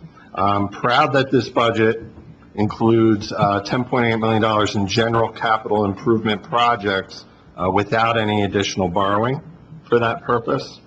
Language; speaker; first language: English; native; English